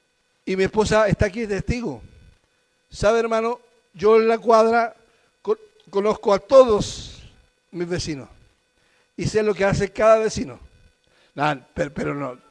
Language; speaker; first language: Spanish; native; Spanish